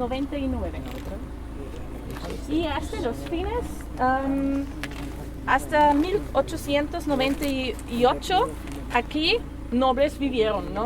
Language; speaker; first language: Spanish; non-native, learner; German